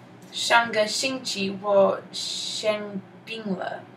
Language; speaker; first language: Chinese; non-native, learner; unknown